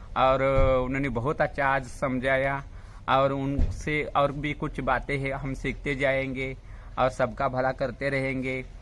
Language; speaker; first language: Hindi; non-native, local second language; Marathi